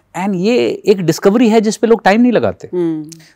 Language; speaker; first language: Hindi; native; Hindi